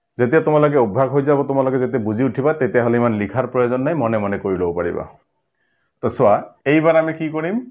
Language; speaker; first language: Assamese; non-native, local second language; Bangla